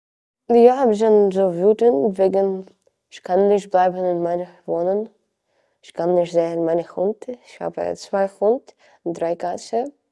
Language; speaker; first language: German; non-native, learner; Ukrainian